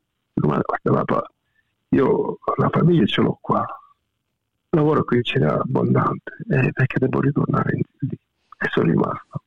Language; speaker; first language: Italian; native; Italian